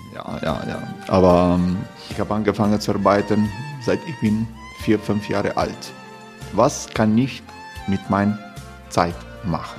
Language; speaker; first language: German; non-native, learner; Croatian